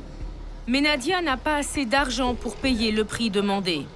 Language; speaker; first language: French; native; French